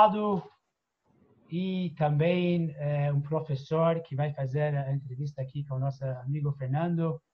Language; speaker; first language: Portuguese; non-native, fluent; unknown